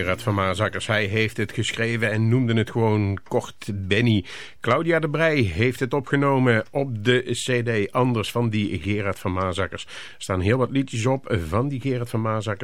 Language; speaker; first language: Dutch; native; Dutch